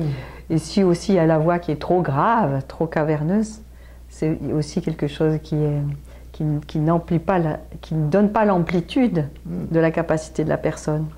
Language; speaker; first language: French; native; French